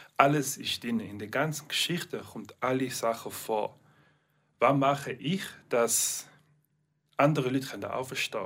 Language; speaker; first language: German; non-native, learner; English